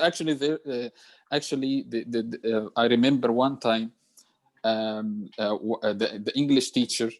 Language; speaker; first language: English; non-native, learner; Arabic